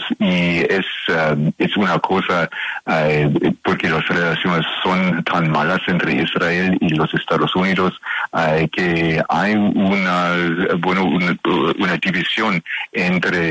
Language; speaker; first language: Spanish; non-native, learner; English